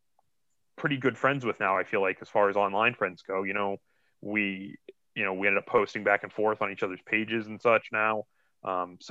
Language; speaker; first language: English; native; English